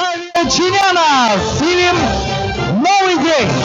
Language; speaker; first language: Russian; native; Russian